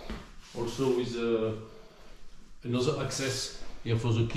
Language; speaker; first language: English; non-native, learner; French